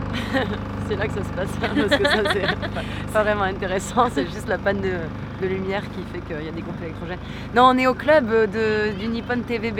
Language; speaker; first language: French; native; French